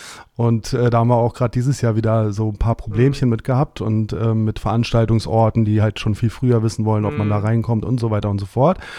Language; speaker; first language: German; native; German